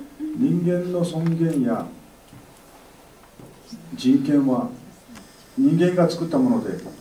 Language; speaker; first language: Japanese; native; Japanese